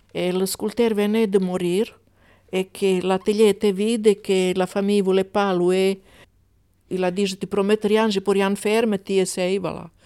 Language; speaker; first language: French; non-native, fluent; Croatian